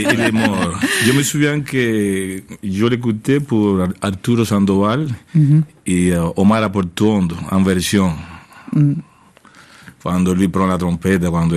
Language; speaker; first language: French; non-native, fluent; Spanish